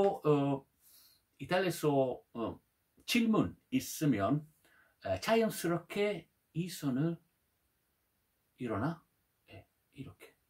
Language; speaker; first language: Korean; non-native, learner; Italian